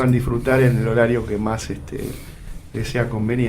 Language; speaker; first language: Spanish; native; Spanish